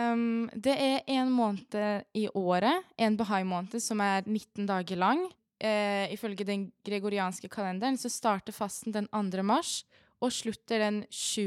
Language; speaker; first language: Norwegian; early bilingual, other home language; Persian